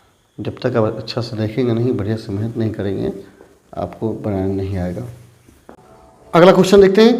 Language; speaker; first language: Hindi; native; Hindi